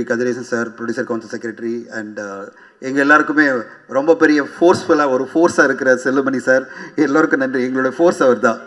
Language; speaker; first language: Tamil; native; Tamil